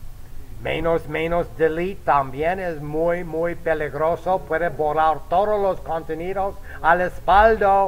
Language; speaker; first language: Spanish; non-native, fluent; English